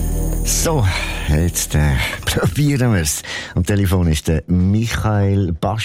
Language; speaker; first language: German; native; German